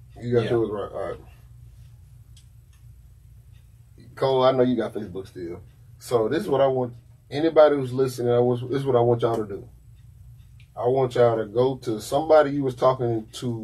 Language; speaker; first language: English; native; English